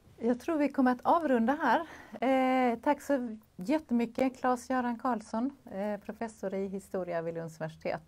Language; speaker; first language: Swedish; native; Swedish